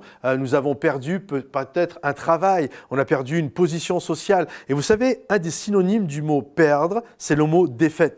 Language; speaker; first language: French; native; French